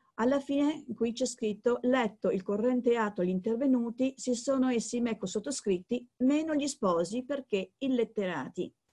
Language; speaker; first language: Italian; native; Italian